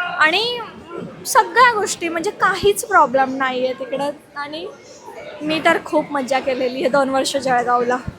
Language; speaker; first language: Marathi; non-native, local second language; Lambadi